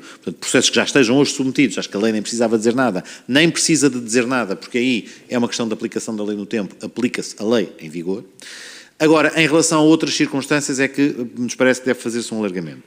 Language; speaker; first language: Portuguese; native; Portuguese